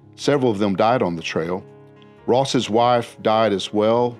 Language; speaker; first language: English; native; English